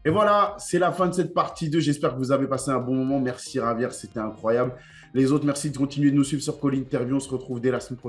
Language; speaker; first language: French; native; French